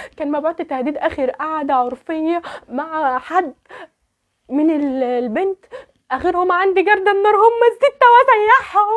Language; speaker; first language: Arabic; native; Arabic